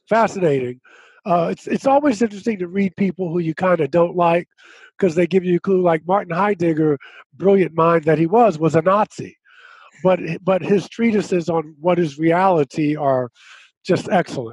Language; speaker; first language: English; native; English